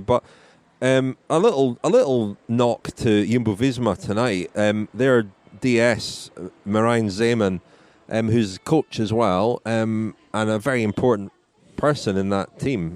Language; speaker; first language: English; native; English